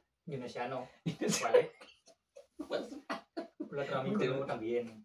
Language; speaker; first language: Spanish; non-native, learner; Indonesian